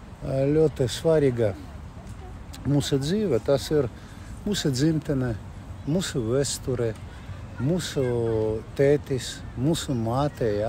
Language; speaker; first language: Latvian; non-native, local second language; Russian